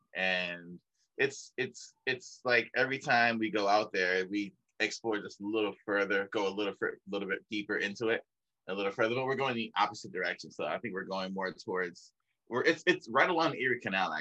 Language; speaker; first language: English; native; English